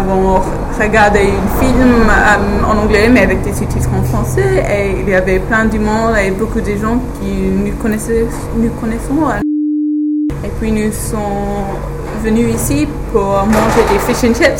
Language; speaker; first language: French; non-native, fluent; English